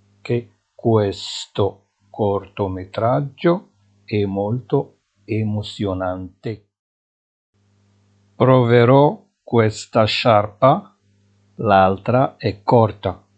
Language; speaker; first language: Italian; non-native, fluent; Arabic